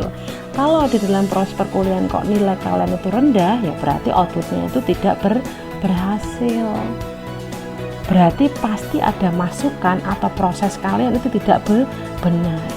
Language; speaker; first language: Indonesian; native; Indonesian